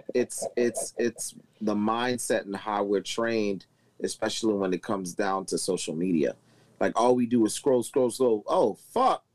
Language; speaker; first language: English; native; English